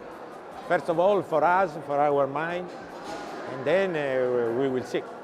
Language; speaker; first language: English; non-native, learner; Italian